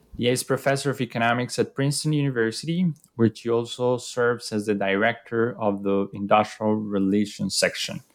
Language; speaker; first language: English; non-native, fluent; Spanish